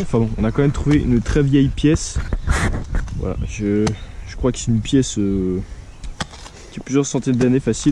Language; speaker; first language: French; native; French